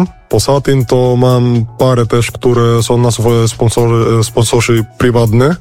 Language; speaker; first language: Polish; non-native, fluent; Spanish